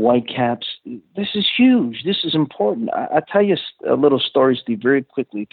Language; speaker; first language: English; native; English